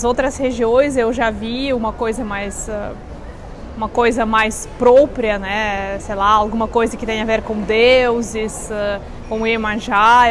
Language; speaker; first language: Portuguese; non-native, fluent; Russian